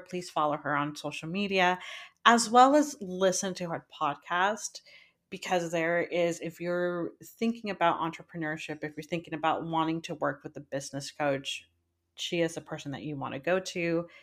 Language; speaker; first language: English; early bilingual, other home language; Spanish